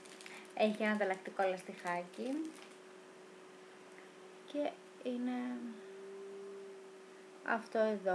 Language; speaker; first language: Greek; native; Greek